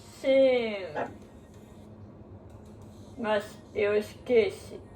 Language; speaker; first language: Portuguese; non-native, learner; German